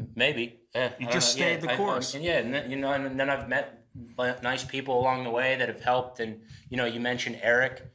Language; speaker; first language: English; native; English